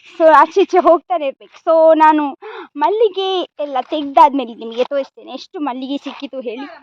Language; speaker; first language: Kannada; non-native, local second language; Tulu